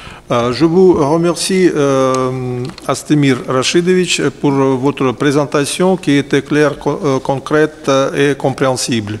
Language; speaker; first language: French; non-native, fluent; Russian